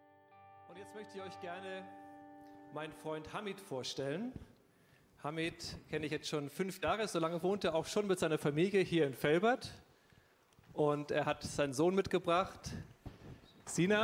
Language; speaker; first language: German; native; German